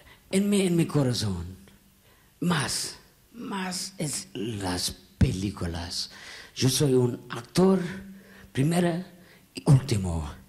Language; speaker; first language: Spanish; non-native, learner; English